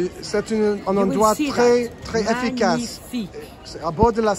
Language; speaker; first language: French; non-native, learner; English